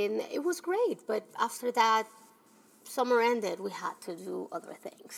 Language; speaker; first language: English; early bilingual, other home language; Spanish